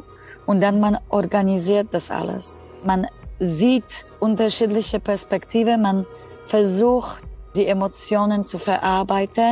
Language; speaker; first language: German; non-native, fluent; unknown